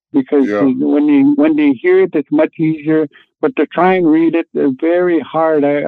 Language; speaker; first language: English; non-native, fluent; Cree